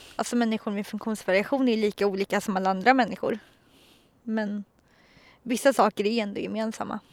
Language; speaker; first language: Swedish; native; Swedish